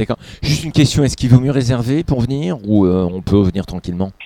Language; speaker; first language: French; native; French